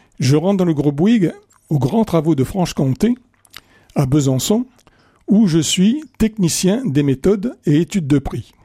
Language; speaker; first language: French; native; French